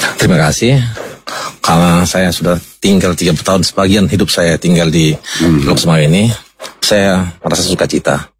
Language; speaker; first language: Indonesian; non-native, local second language; Batak Toba